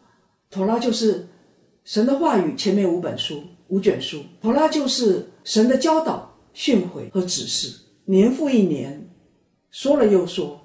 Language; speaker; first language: Chinese; native; Chinese